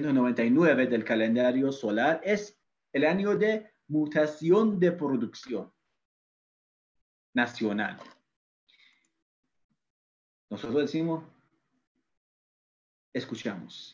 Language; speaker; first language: Spanish; non-native, fluent; Persian